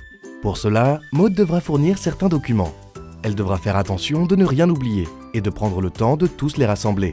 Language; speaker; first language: French; native; French